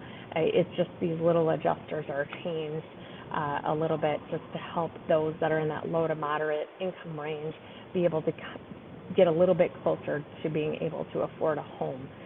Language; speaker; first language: English; native; English